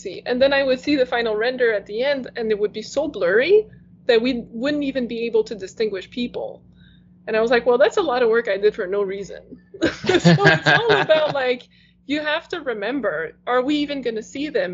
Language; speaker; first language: English; non-native, fluent; French